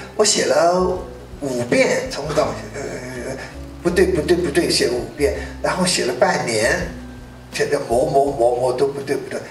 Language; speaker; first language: Chinese; native; Chinese